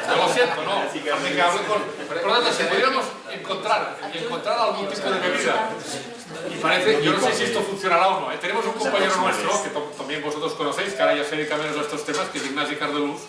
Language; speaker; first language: Spanish; native; Spanish